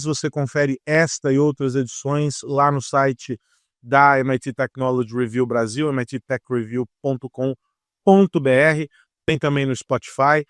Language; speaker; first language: Portuguese; native; Portuguese